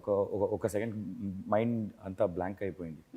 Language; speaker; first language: Telugu; non-native, learner; Tamil